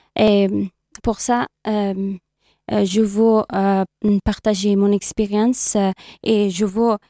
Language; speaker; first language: French; non-native, learner; Persian